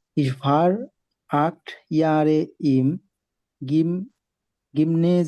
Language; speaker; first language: German; non-native, learner; Bangla